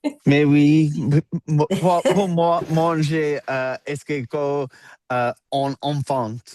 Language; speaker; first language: French; non-native, learner; English